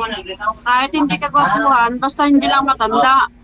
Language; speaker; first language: Filipino; non-native, local second language; Hiligaynon